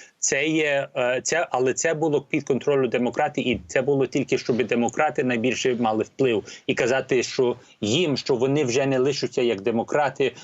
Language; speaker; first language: Ukrainian; early bilingual, heritage; Ukrainian